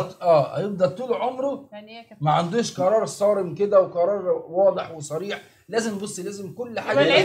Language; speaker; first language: Arabic; native; Arabic